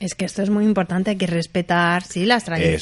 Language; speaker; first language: Spanish; native; Spanish